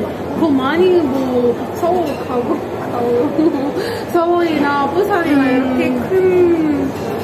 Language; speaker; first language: Korean; non-native, learner; Arabic